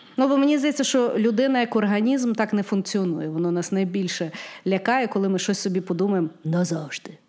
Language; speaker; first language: Ukrainian; native; Ukrainian